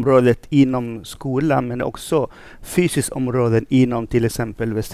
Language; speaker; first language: Swedish; non-native, fluent; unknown